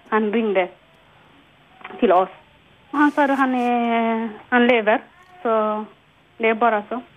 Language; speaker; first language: Swedish; non-native, learner; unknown